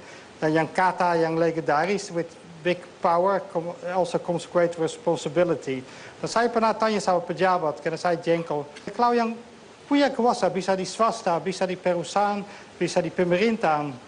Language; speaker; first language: Indonesian; non-native, fluent; Dutch